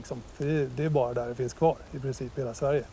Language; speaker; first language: Swedish; native; Swedish